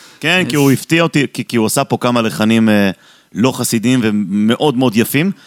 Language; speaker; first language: Hebrew; native; Hebrew